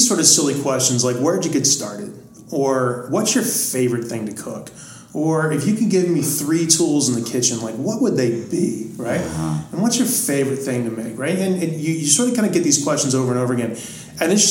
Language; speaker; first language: English; native; English